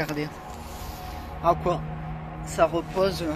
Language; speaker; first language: French; native; French